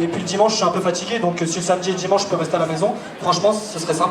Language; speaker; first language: French; native; French